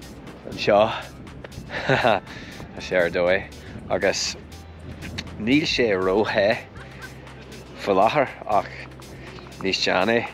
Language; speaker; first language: Irish; non-native, local second language; English